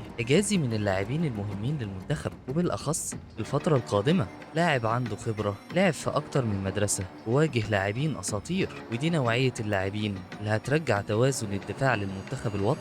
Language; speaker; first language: Arabic; native; Arabic